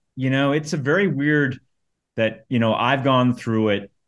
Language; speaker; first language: English; native; English